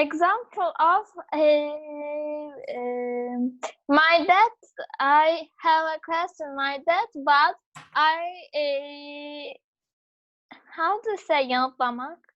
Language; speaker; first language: English; non-native, learner; Turkish